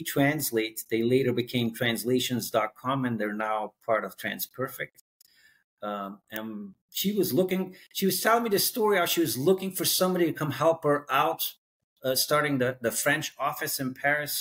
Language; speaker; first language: English; non-native, fluent; Dutch